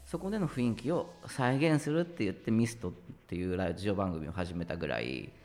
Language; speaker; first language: Japanese; native; Japanese